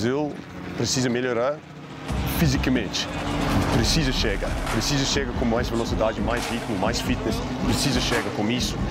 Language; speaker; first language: Portuguese; non-native, learner; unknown